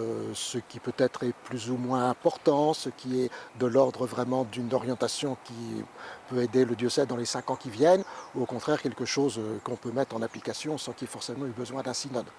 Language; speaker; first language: French; native; French